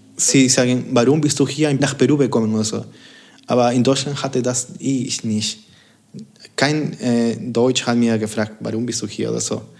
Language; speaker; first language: German; non-native, fluent; Spanish